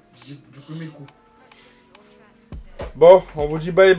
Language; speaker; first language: French; native; French